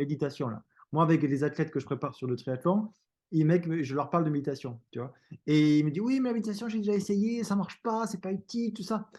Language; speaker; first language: French; native; French